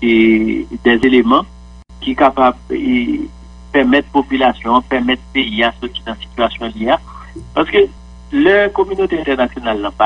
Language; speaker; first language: French; non-native, local second language; Haitian Creole